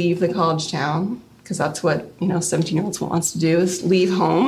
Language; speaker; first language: English; native; English